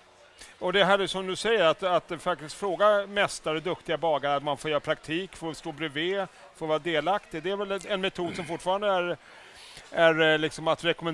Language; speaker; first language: Swedish; native; Swedish